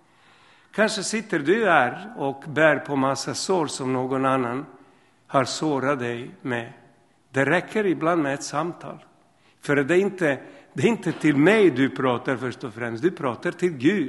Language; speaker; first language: Swedish; non-native, fluent; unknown